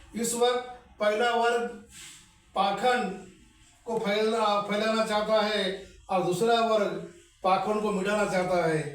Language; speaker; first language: Hindi; non-native, local second language; Marathi